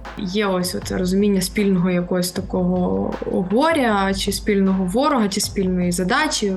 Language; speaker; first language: Ukrainian; native; Ukrainian